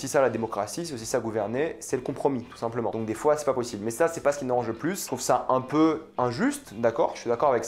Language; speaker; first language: French; native; French